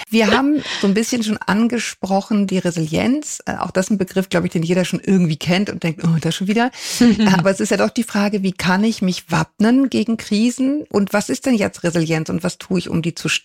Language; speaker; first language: German; native; German